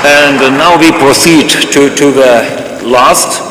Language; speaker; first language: English; non-native, fluent; Lithuanian